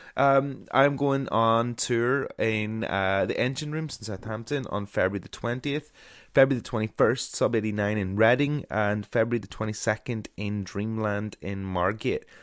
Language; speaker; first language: English; native; English